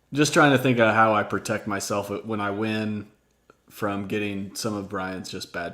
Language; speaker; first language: English; native; English